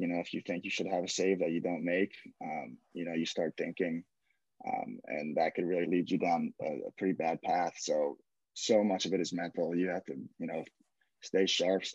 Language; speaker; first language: English; native; English